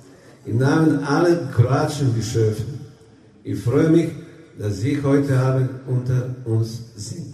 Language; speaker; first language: German; non-native, fluent; Croatian